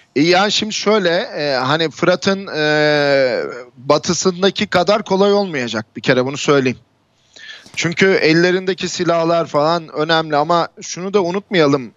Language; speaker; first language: Turkish; native; Turkish